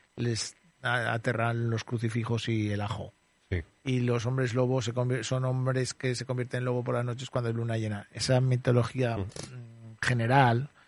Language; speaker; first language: Spanish; native; Spanish